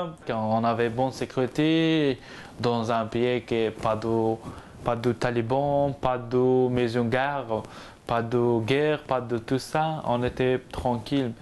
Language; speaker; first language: French; non-native, learner; Persian